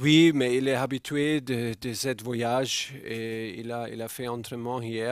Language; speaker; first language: French; non-native, fluent; German